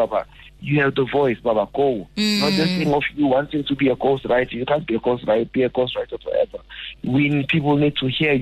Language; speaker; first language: English; non-native, local second language; Zulu